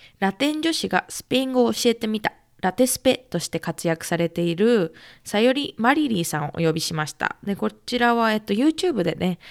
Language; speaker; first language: Japanese; native; Japanese